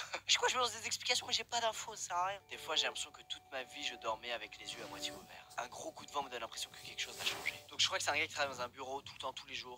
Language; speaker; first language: French; native; French